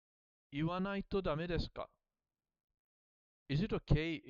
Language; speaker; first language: Japanese; non-native, learner; English